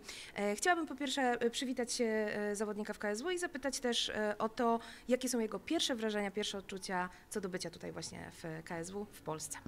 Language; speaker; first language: Polish; native; Polish